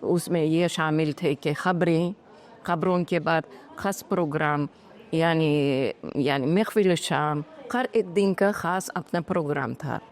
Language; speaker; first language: Hindi; non-native, fluent; Uzbek